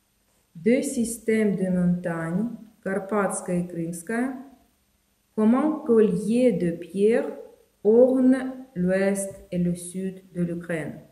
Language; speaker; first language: French; non-native, fluent; Ukrainian